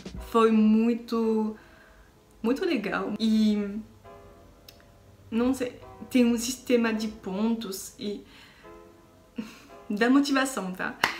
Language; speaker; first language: Portuguese; non-native, learner; French